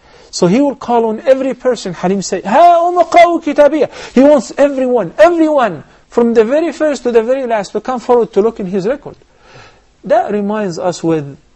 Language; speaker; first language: English; non-native, fluent; Arabic